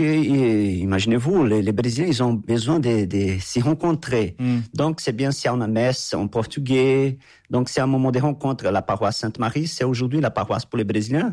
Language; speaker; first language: French; non-native, fluent; Portuguese